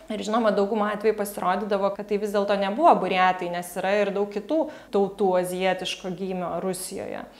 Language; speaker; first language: Lithuanian; native; Lithuanian